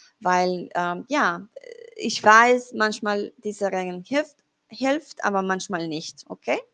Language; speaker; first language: German; non-native, fluent; Spanish